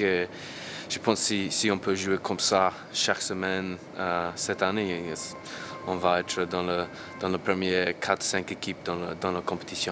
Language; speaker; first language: French; non-native, learner; English